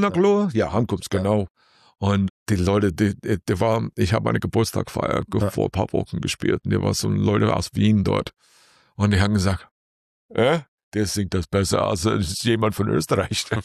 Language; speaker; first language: German; non-native, learner; English